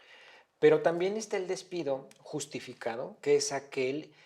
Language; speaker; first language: Spanish; native; Spanish